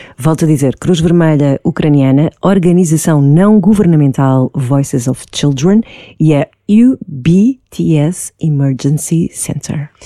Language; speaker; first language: Portuguese; native; Portuguese